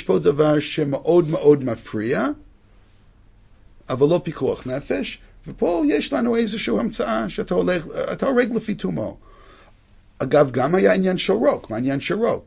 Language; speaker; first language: Hebrew; non-native, fluent; English